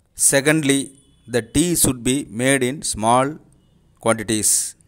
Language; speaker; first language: English; non-native, local second language; Tamil